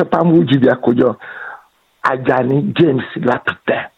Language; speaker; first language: Hungarian; non-native, fluent; Yoruba